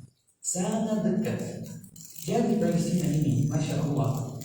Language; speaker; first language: Indonesian; non-native, fluent; Arabic